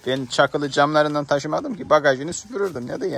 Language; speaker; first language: Turkish; native; Turkish